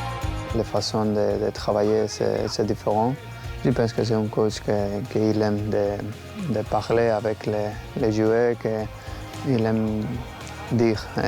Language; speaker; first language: French; non-native, learner; Spanish